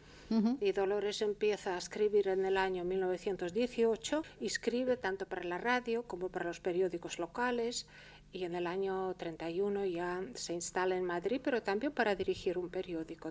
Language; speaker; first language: Spanish; early bilingual, heritage; Spanish